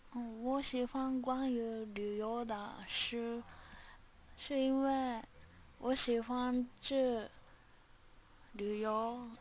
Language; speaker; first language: Chinese; non-native, learner; Japanese